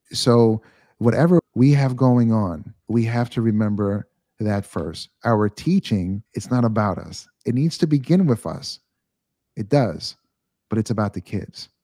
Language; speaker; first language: English; native; English